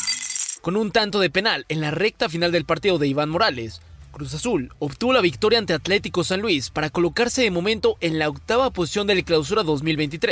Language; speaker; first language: Spanish; native; Spanish